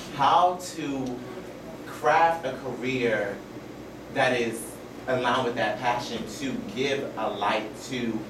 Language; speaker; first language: English; native; English